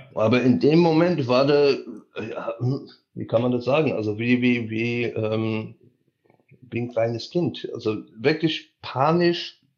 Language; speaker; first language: German; early bilingual, heritage; Polish